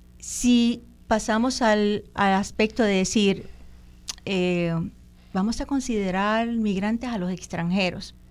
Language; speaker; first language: Spanish; native; Spanish